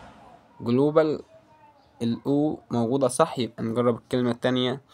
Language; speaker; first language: Arabic; native; Arabic